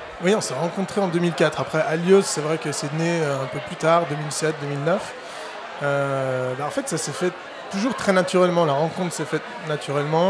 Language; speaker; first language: French; native; French